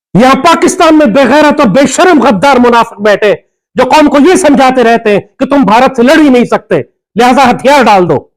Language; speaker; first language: Urdu; native; Urdu